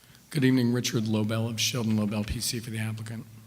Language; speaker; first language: English; native; English